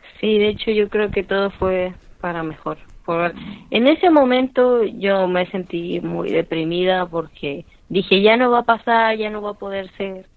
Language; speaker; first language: Spanish; native; Spanish